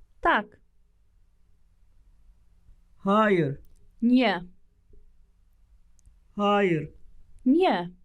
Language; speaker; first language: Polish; non-native, learner; Turkish